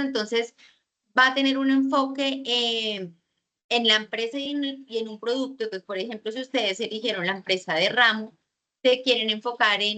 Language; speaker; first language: Spanish; native; Spanish